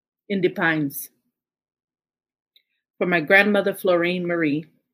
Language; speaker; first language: English; early bilingual, other home language; Spanish